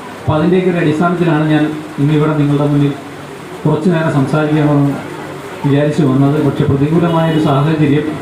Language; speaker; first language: Malayalam; native; Malayalam